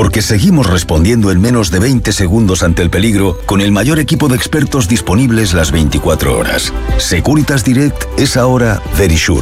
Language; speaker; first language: Spanish; native; Spanish